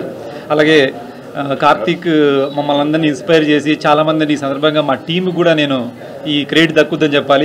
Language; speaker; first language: Telugu; native; Telugu